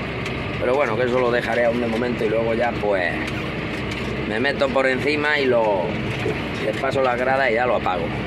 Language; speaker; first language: Spanish; native; Spanish